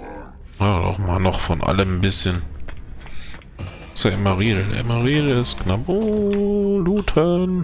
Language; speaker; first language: German; native; German